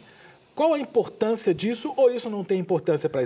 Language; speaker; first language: Portuguese; native; Portuguese